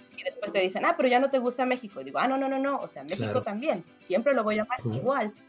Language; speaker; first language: Spanish; native; Spanish